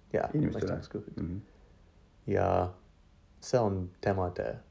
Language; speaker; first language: Estonian; non-native, learner; English